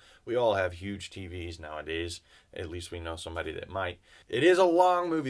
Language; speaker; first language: English; native; English